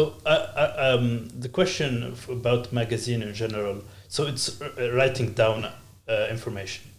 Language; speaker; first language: English; non-native, fluent; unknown